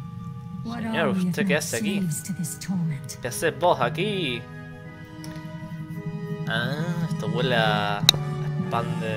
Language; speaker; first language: Spanish; native; Spanish